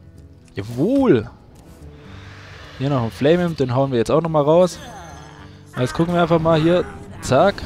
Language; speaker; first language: German; native; German